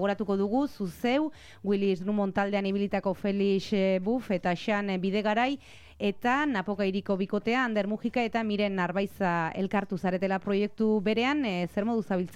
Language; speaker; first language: Basque; native; Basque